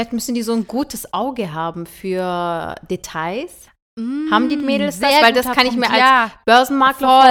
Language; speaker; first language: German; early bilingual, other home language; Turkish